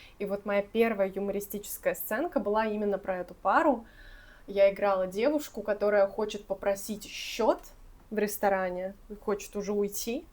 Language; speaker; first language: Russian; native; Russian